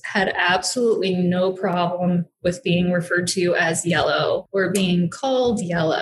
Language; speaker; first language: English; native; English